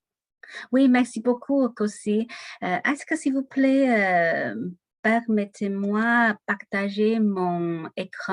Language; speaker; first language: French; non-native, learner; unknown